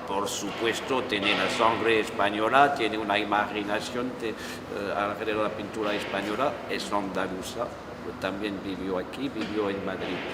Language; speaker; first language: Spanish; non-native, fluent; French